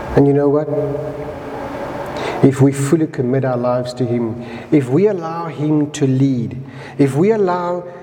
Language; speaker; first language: English; non-native, local second language; Afrikaans